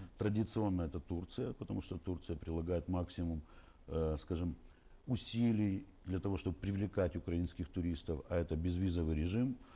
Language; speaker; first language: Russian; native; Russian